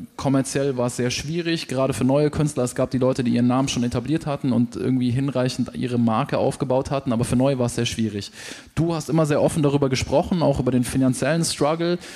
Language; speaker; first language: German; native; German